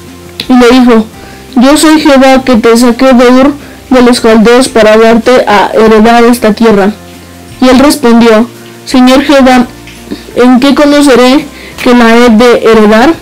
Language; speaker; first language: Spanish; native; Spanish